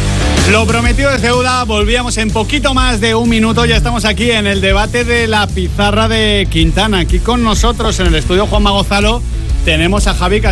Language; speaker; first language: Spanish; native; Spanish